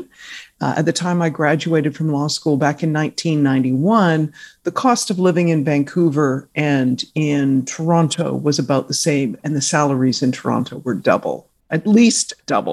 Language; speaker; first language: English; native; English